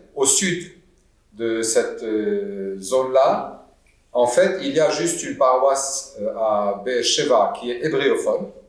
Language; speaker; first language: French; non-native, local second language; Arabic